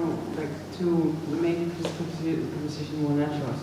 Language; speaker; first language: English; non-native, fluent; Russian